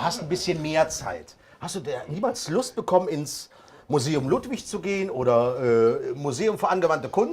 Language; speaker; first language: German; native; German